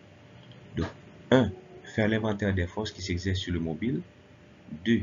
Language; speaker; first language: French; non-native, local second language; Haitian Creole